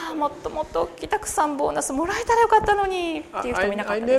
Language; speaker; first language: Japanese; native; Japanese